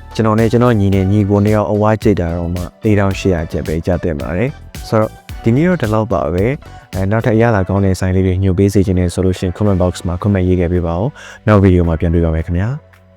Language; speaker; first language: Burmese; native; Burmese